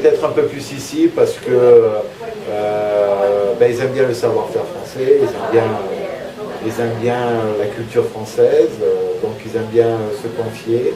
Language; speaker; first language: French; native; French